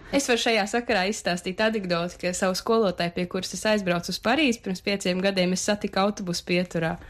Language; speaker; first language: Latvian; native; Latvian